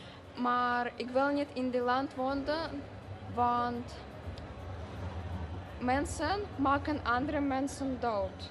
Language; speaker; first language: German; non-native, learner; Russian